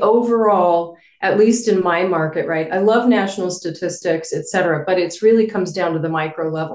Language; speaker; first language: English; native; English